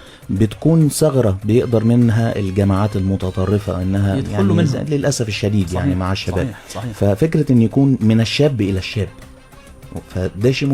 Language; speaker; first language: Arabic; native; Arabic